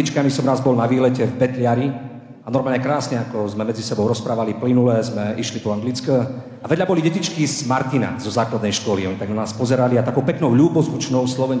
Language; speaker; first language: Slovak; native; Slovak